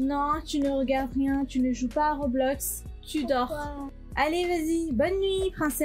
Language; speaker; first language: French; native; French